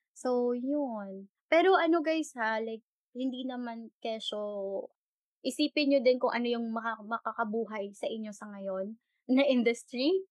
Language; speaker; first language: Filipino; non-native, local second language; Hiligaynon